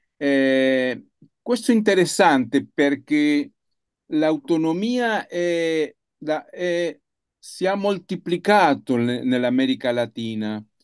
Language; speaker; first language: Italian; non-native, learner; Spanish